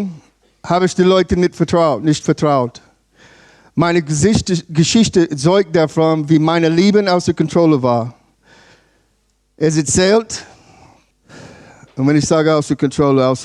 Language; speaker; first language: German; non-native, learner; English